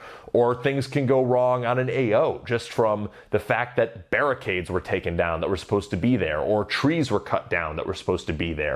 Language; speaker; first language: English; native; English